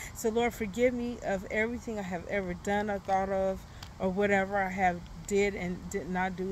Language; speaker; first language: English; native; English